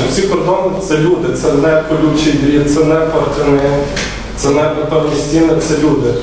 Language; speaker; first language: Polish; non-native, learner; Ukrainian